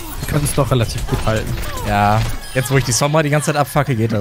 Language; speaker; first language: German; native; German